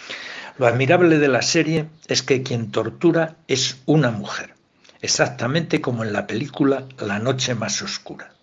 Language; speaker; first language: Spanish; native; Spanish